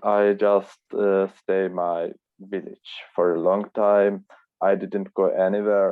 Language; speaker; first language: English; non-native, learner; Turkish